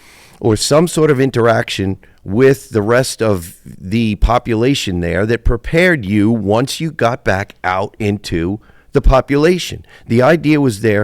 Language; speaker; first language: English; native; English